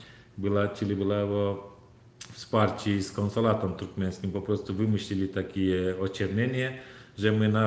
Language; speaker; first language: Polish; non-native, learner; Turkmen